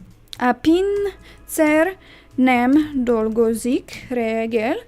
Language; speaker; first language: Hungarian; non-native, learner; English